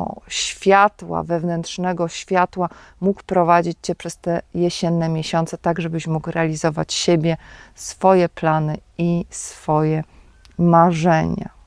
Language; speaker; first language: Polish; native; Polish